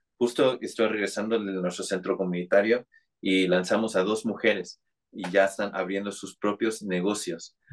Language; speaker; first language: Spanish; non-native, fluent; English